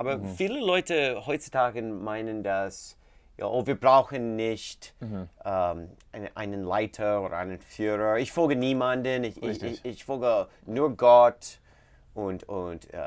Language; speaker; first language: German; non-native, learner; English